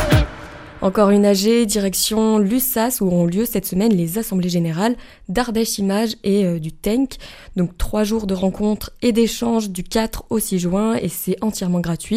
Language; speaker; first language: French; native; French